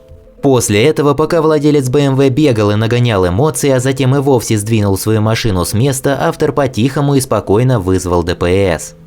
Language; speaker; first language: Russian; native; Russian